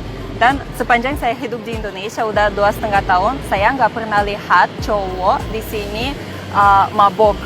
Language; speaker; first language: Indonesian; non-native, fluent; Russian